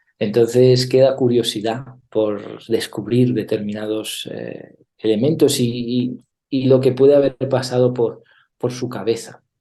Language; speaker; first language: Spanish; non-native, fluent; Italian